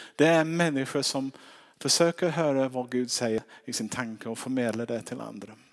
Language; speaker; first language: Swedish; non-native, fluent; English